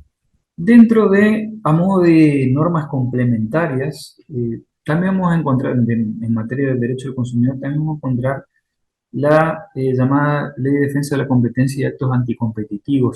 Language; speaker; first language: Spanish; native; Spanish